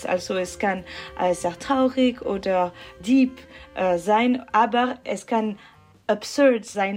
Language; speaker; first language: German; non-native, local second language; French